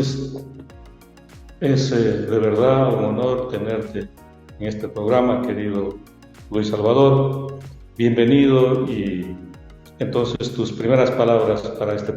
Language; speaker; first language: Spanish; native; Spanish